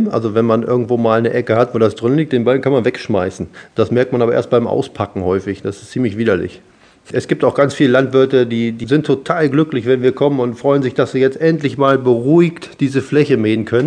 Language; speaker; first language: German; native; German